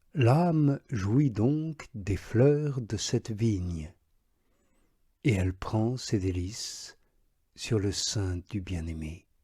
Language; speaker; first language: French; native; French